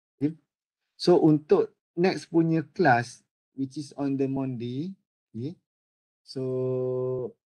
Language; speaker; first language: English; non-native, local second language; Malay